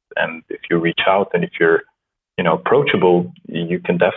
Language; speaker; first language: English; non-native, fluent; Slovenian